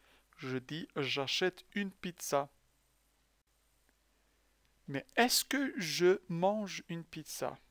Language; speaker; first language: French; non-native, fluent; Persian